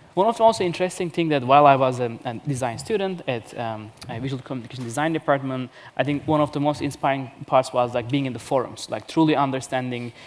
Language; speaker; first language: English; non-native, fluent; Turkish